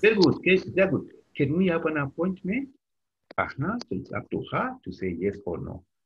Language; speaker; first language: English; non-native, local second language; Bemba